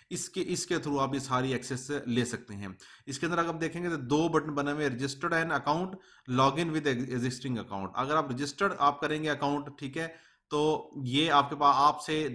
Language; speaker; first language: Urdu; native; Urdu